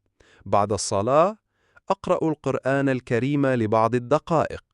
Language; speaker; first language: Arabic; non-native, fluent; Urdu